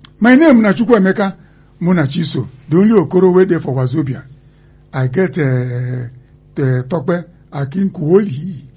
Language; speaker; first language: Nigerian Pidgin; non-native, local second language; Igbo